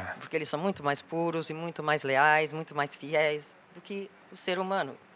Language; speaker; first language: Portuguese; non-native, fluent; English